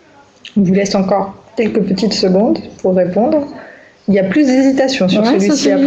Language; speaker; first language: French; native; French